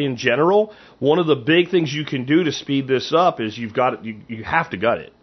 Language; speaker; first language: English; native; English